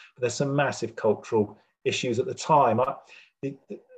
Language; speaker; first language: English; native; English